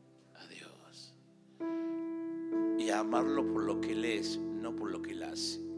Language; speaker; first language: Spanish; native; Spanish